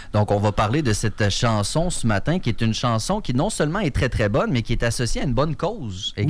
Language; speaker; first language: French; native; French